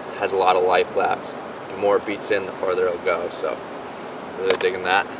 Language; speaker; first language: English; native; English